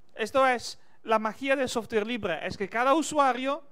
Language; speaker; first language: Spanish; non-native, fluent; Italian